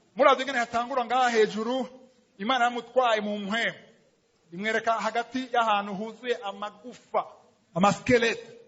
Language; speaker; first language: Rundi; native; Rundi